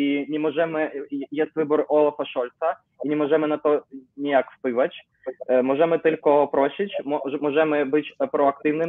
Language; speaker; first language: Polish; non-native, learner; Ukrainian